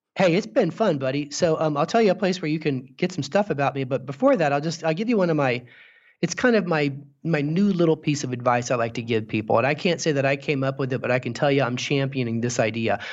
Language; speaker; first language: English; native; English